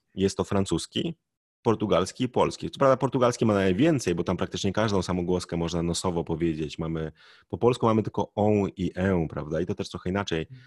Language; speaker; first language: Polish; native; Polish